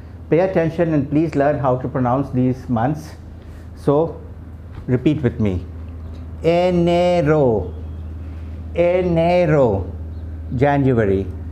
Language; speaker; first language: English; non-native, local second language; Urdu